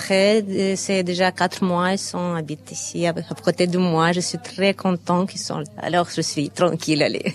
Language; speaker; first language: French; non-native, fluent; Ukrainian